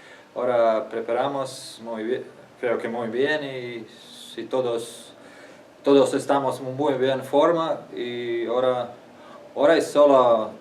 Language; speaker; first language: Spanish; non-native, learner; Latvian